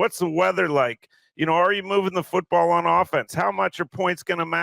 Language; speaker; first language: English; native; English